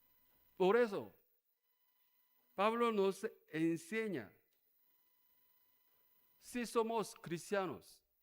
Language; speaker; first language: Spanish; non-native, learner; Korean